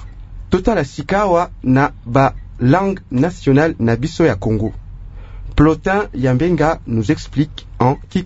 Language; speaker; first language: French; non-native, local second language; Lingala